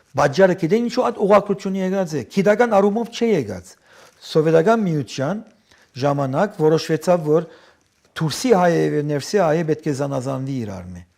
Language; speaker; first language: Armenian; early bilingual, heritage; Armenian